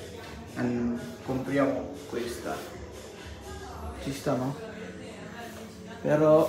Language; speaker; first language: Italian; non-native, learner; Bangla